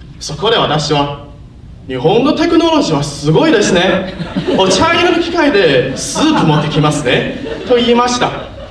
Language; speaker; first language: Japanese; non-native, learner; Chinese